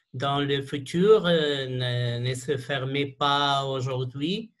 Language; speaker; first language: French; non-native, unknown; Portuguese